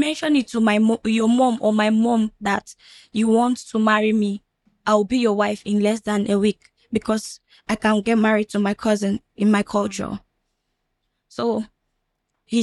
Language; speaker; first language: English; non-native, local second language; Fula